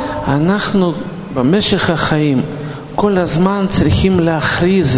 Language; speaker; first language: Hebrew; non-native, fluent; Russian